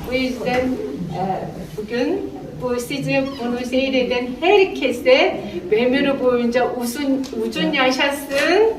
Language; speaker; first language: Turkish; non-native, learner; Korean